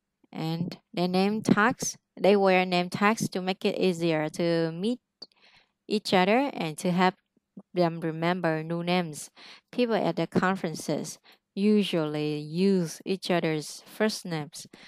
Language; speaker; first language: English; non-native, fluent; Vietnamese